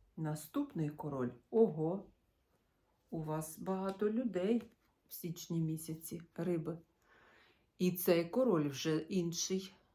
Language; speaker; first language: Ukrainian; non-native, local second language; Russian